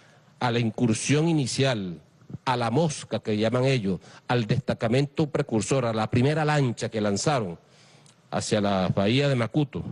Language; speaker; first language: Spanish; native; Spanish